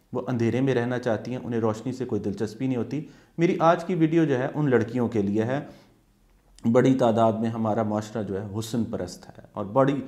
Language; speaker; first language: Urdu; native; Urdu